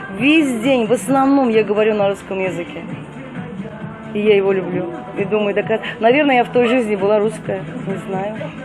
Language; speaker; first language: Russian; non-native, fluent; Turkish